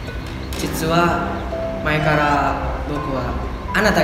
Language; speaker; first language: Japanese; non-native, learner; Indonesian